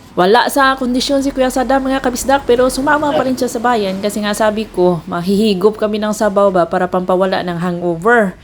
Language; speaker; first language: Filipino; non-native, local second language; Cebuano